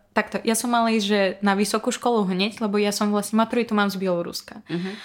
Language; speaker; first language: Slovak; non-native, fluent; Russian